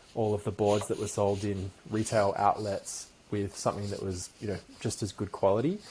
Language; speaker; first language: English; native; English